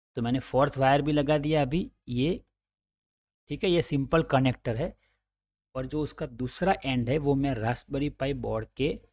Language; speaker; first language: Hindi; native; Hindi